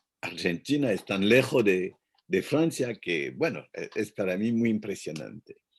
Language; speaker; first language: Spanish; non-native, fluent; French